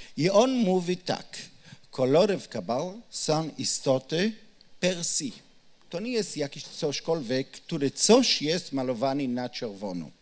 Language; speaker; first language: Polish; non-native, learner; Hebrew